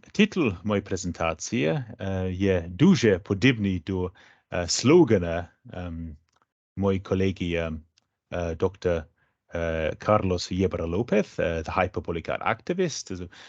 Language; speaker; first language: Ukrainian; non-native, fluent; English